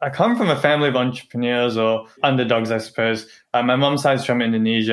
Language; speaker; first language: English; native; English